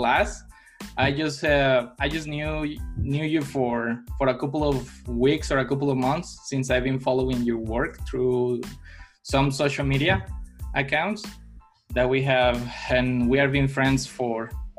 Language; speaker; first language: English; non-native, fluent; Spanish